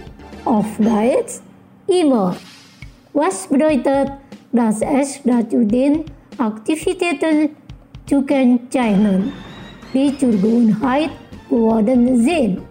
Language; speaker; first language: German; non-native, local second language; Indonesian